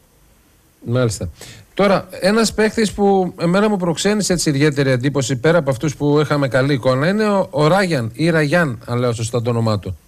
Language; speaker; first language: Greek; native; Greek